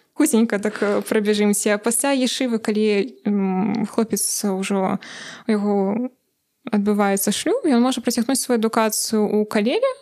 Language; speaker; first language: Belarusian; native; Belarusian